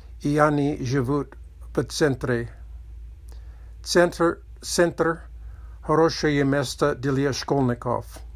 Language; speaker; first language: Russian; non-native, learner; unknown